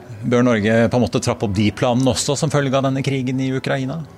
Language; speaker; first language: Norwegian; native; Norwegian